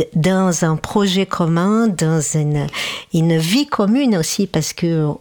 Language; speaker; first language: French; non-native, fluent; Portuguese